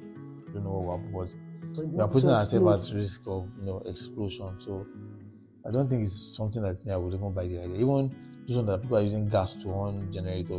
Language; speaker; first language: English; non-native, local second language; Yoruba